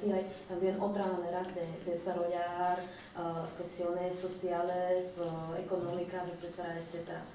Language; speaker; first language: Spanish; non-native, fluent; Slovak